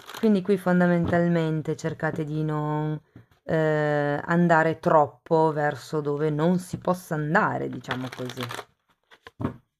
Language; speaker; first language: Italian; native; Italian